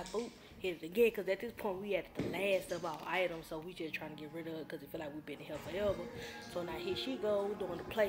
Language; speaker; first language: English; native; English